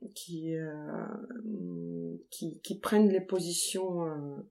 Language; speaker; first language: French; non-native, fluent; Ukrainian